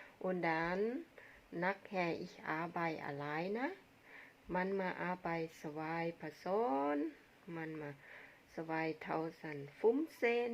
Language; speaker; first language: German; non-native, learner; Thai